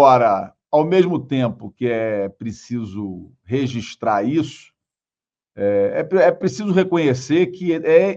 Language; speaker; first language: Portuguese; native; Portuguese